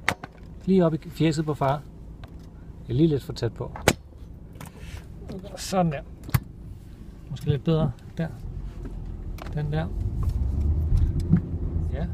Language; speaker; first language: Danish; native; Danish